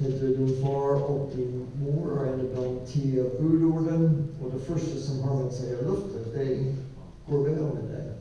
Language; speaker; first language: Swedish; non-native, learner; English